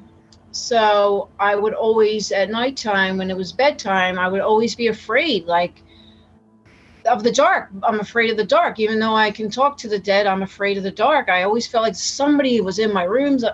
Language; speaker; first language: English; native; English